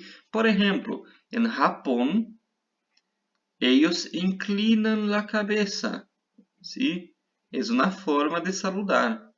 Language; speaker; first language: Spanish; non-native, fluent; Portuguese